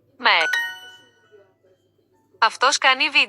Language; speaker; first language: Greek; non-native, learner; Ukrainian